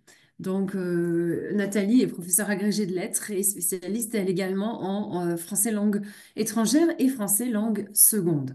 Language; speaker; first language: French; native; French